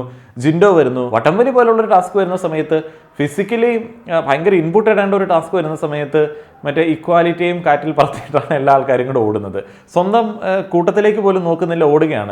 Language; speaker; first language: Malayalam; native; Malayalam